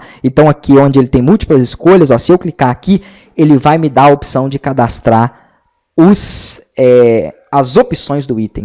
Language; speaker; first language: Portuguese; native; Portuguese